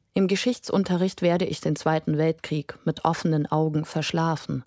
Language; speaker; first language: German; non-native, fluent; Lithuanian